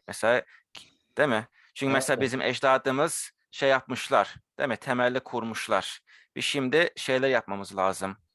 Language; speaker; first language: Turkish; early bilingual, heritage; Turkish